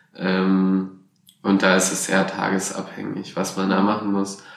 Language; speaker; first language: German; native; German